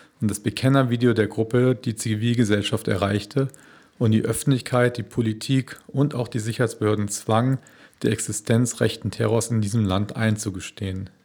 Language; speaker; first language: German; native; German